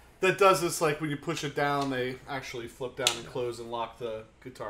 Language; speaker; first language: English; native; English